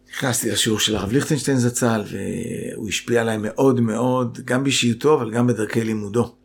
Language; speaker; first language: Hebrew; native; Hebrew